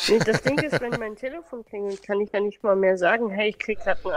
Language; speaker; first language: German; native; German